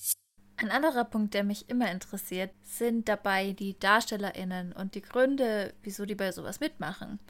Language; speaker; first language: German; native; German